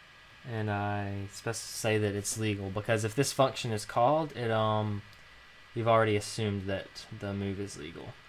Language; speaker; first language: English; native; English